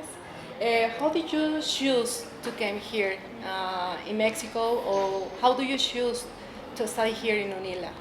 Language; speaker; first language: English; non-native, learner; Spanish